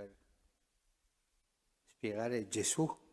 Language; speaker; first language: Italian; non-native, fluent; Spanish